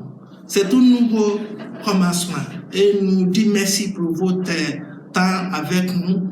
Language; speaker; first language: French; non-native, learner; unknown